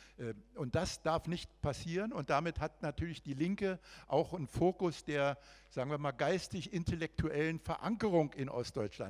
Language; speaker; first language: German; native; German